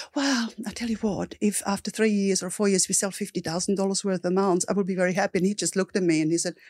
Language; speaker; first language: English; non-native, fluent; German